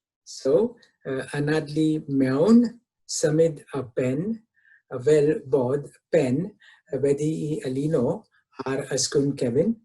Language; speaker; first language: Welsh; non-native, fluent; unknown